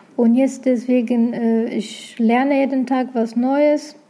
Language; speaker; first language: German; non-native, learner; Arabic